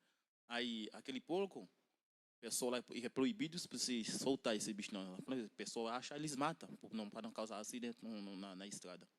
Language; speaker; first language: Portuguese; non-native, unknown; Haitian Creole